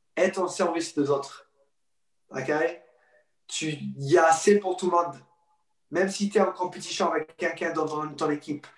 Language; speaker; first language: French; non-native, fluent; English